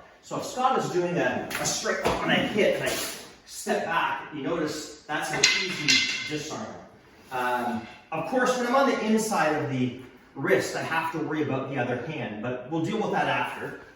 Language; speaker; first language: English; native; English